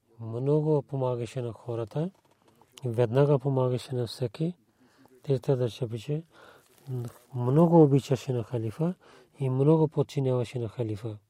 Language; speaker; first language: Bulgarian; non-native, learner; Urdu